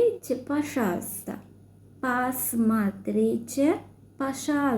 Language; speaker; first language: Russian; non-native, fluent; Sinhala